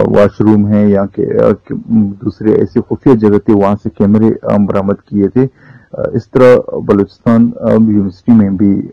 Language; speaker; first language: Urdu; non-native, local second language; Baluchi